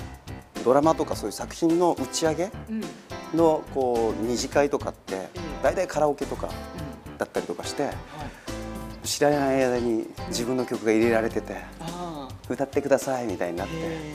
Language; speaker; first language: Japanese; native; Japanese